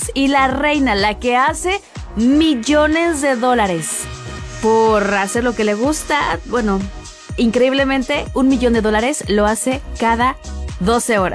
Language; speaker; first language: Spanish; native; Spanish